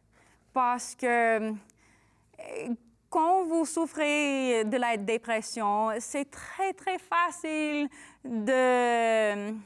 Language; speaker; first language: French; non-native, learner; English